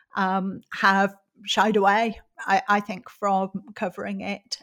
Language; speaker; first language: English; native; English